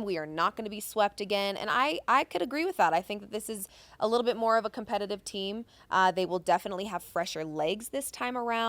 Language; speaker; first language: English; native; English